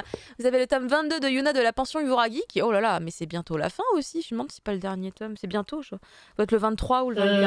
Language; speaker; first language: French; native; French